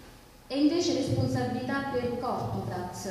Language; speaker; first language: Italian; native; Italian